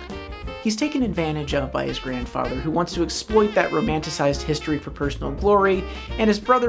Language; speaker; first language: English; native; English